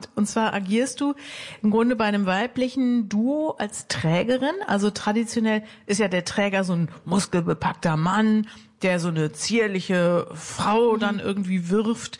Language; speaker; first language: German; native; German